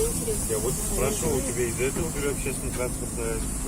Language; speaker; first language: Russian; native; Russian